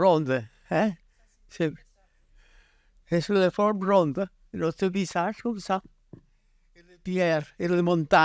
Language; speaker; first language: French; non-native, learner; Catalan